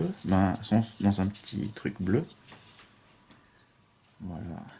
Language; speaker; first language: French; native; French